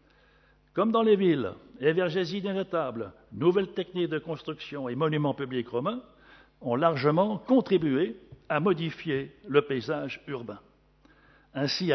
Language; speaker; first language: French; native; French